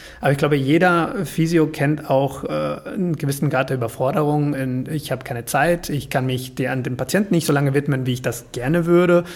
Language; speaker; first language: German; non-native, fluent; Spanish